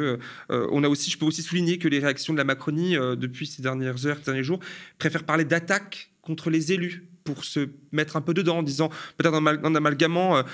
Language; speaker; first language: French; native; French